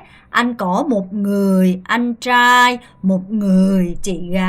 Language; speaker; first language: Vietnamese; non-native, fluent; Korean